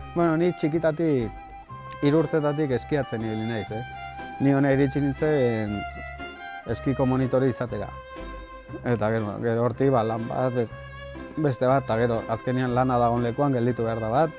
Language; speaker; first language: Basque; native; Basque